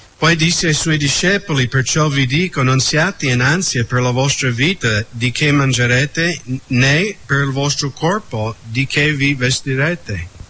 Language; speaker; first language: Italian; non-native, fluent; English